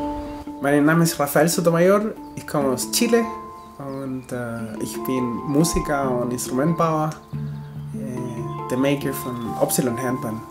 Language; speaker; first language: German; non-native, fluent; Spanish